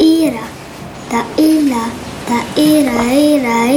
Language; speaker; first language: Arabic; non-native, learner; French